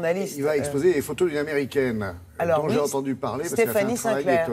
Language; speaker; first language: French; native; French